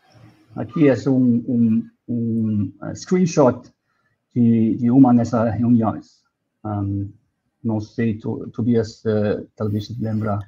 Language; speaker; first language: Portuguese; non-native, fluent; German